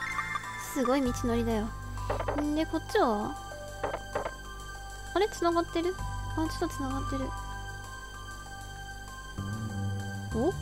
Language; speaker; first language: Japanese; native; Japanese